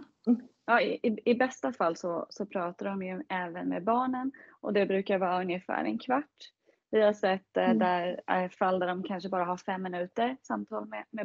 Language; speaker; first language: Swedish; native; Swedish